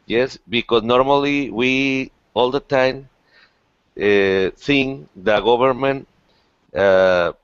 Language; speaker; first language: English; non-native, learner; Spanish